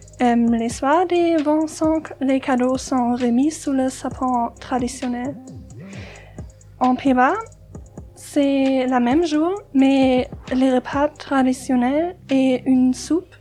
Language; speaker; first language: French; non-native, learner; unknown